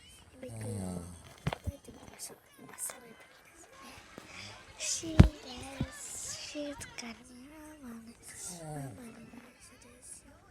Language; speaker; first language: Japanese; non-native, learner; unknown